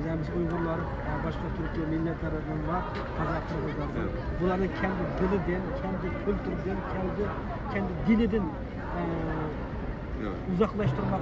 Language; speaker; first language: Turkish; non-native, learner; Uyghur